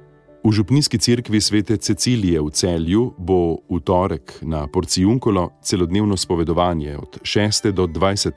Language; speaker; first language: Slovenian; native; Slovenian